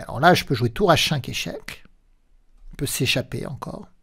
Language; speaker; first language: French; native; French